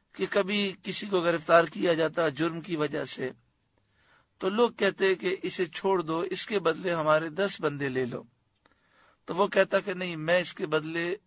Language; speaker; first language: Urdu; native; Urdu